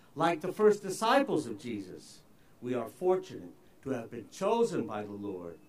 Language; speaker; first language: English; early bilingual, other home language; Spanish